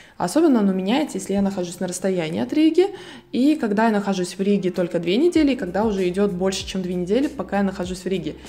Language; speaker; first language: Russian; native; Russian